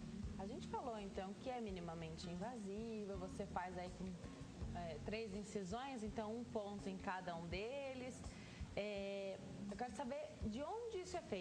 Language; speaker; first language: Portuguese; native; Portuguese